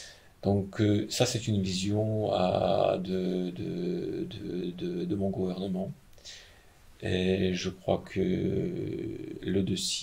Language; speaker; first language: French; non-native, fluent; Ukrainian